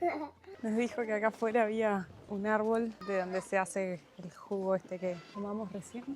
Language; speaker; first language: Spanish; native; Spanish